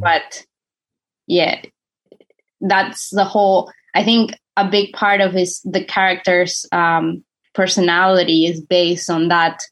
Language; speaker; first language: English; non-native, fluent; Korean